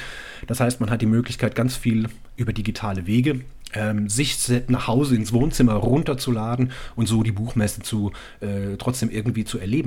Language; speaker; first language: German; native; German